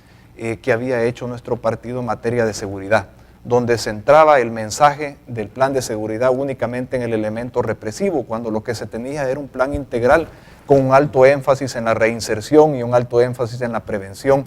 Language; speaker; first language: Spanish; native; Spanish